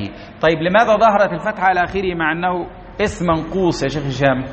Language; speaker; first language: Arabic; native; Arabic